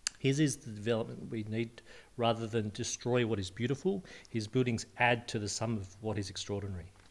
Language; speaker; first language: English; native; English